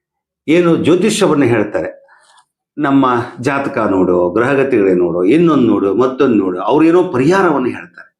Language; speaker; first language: Kannada; native; Kannada